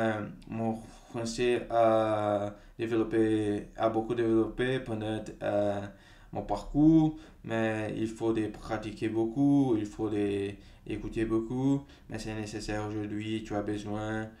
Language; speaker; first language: French; non-native, fluent; Portuguese